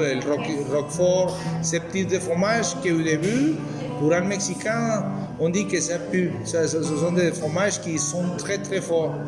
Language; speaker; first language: French; non-native, fluent; Spanish